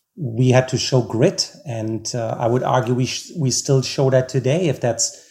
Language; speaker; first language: English; non-native, fluent; German